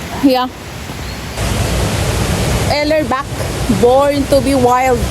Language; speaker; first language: English; non-native, learner; Filipino